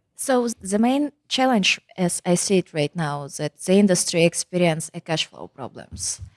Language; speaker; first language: English; non-native, fluent; Kazakh